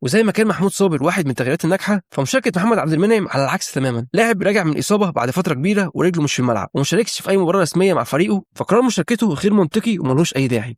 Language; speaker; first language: Arabic; native; Arabic